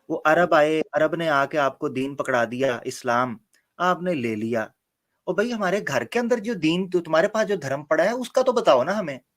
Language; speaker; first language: Urdu; non-native, local second language; Punjabi